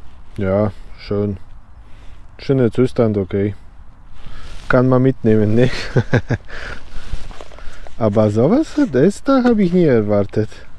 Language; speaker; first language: German; non-native, learner; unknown